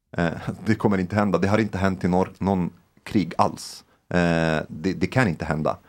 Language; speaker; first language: Swedish; non-native, fluent; Arabic